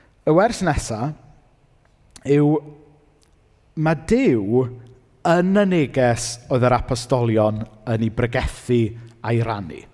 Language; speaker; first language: Welsh; native; Welsh